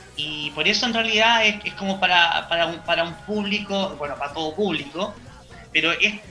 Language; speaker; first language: Spanish; native; Spanish